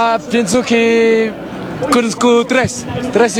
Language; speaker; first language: Spanish; non-native, learner; French